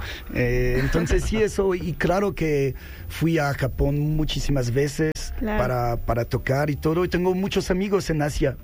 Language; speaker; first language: Spanish; non-native, fluent; French